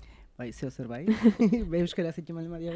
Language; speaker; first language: Basque; native; Basque